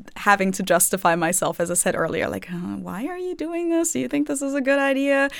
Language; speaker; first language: English; non-native, fluent; German